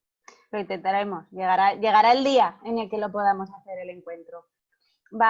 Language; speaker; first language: Spanish; native; Spanish